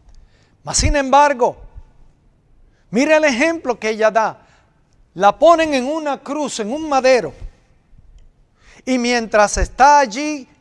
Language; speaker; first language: Spanish; native; Spanish